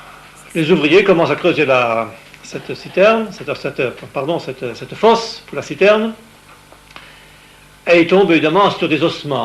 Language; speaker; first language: French; native; French